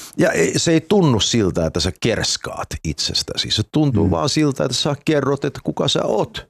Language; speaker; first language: Finnish; early bilingual, heritage; Finnish